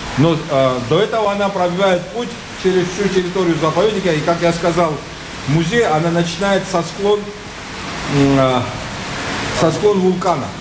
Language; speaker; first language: Russian; non-native, local second language; Georgian